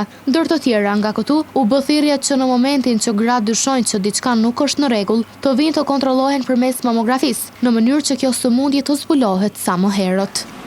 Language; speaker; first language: Albanian; native; Albanian